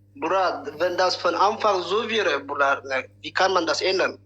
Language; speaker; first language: German; non-native, fluent; Tigrinya